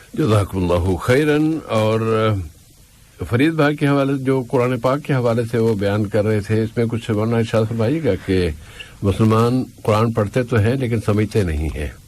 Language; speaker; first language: Urdu; native; Urdu